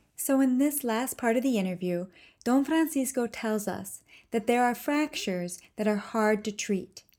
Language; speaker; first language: English; native; English